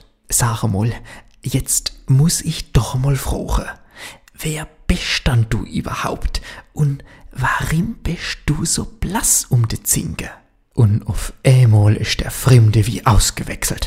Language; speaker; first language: German; native; German